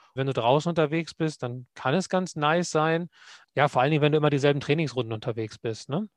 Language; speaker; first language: German; native; German